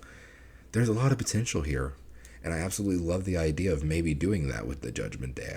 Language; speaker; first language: English; native; English